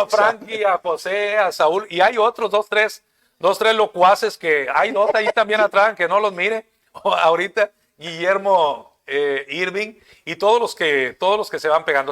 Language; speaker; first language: Spanish; native; Spanish